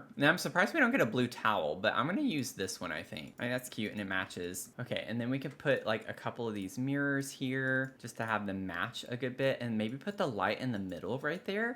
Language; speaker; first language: English; native; English